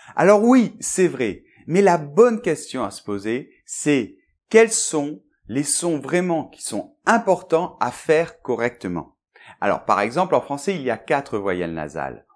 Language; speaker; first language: French; native; French